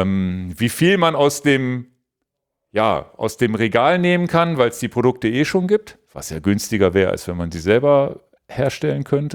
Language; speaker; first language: German; native; German